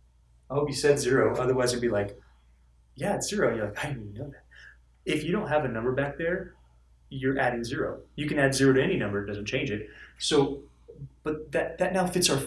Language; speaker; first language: English; native; English